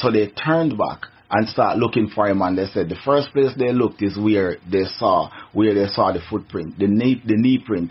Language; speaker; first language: English; non-native, local second language; Jamaican Creole English